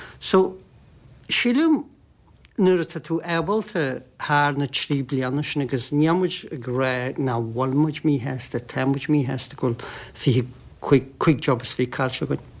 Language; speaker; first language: Irish; native; Irish